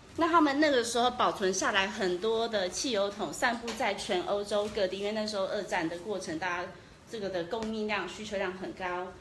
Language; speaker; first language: Chinese; native; Chinese